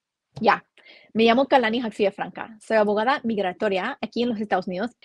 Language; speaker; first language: Spanish; non-native, fluent; English